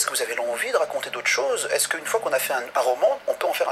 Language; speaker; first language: French; native; French